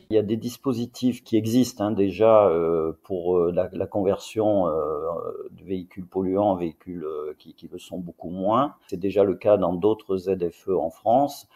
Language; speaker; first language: French; native; French